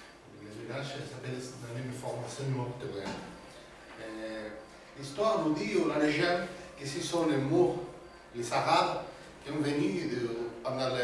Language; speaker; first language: French; non-native, learner; Spanish